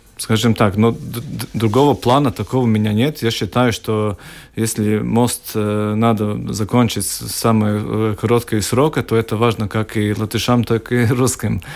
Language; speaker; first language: Russian; non-native, local second language; Latvian